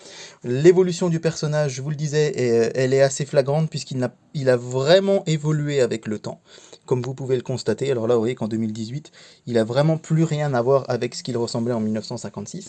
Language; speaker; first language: French; native; French